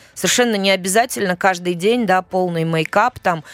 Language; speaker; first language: Russian; native; Russian